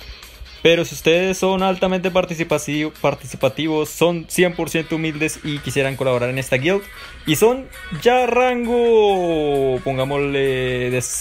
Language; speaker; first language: Spanish; native; Spanish